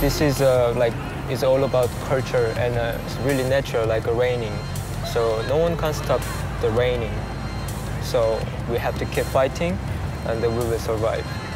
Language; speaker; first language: English; non-native, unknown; Korean